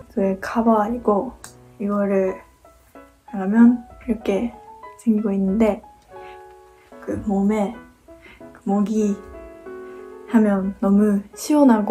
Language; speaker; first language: Korean; non-native, fluent; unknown